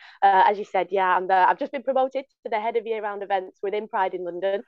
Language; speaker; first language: English; native; English